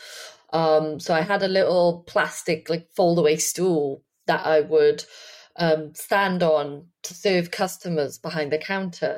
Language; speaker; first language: English; native; English